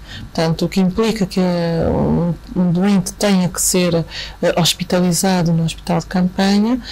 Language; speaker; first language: Portuguese; native; Portuguese